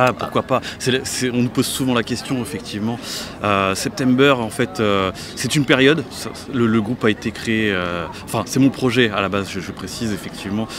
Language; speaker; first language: French; native; French